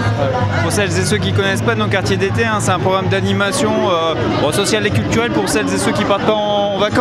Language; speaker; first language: French; native; French